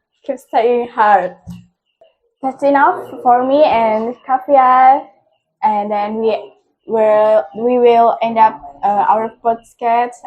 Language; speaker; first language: English; non-native, local second language; Indonesian